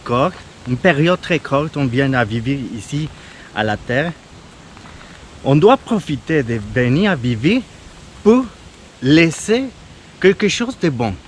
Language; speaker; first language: French; non-native, fluent; Spanish